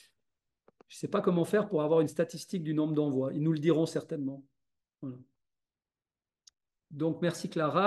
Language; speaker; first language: French; native; French